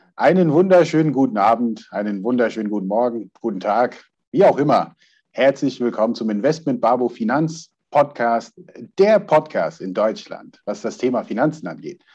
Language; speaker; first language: German; native; German